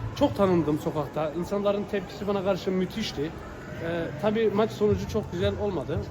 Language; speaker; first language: Turkish; early bilingual, heritage; Turkish